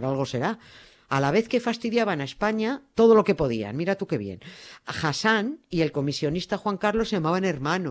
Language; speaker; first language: Spanish; native; Spanish